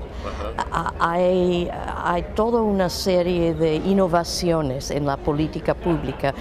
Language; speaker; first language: Spanish; non-native, fluent; English